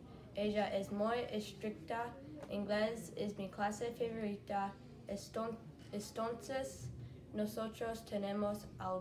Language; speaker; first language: Spanish; non-native, learner; English